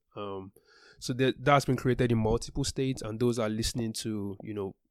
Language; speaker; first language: English; non-native, local second language; Yoruba